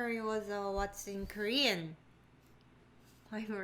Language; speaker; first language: English; non-native, learner; Korean